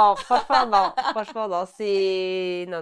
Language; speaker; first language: French; native; French